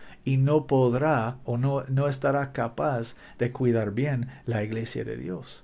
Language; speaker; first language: Spanish; non-native, learner; English